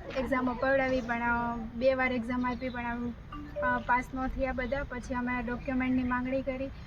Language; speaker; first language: Gujarati; native; Gujarati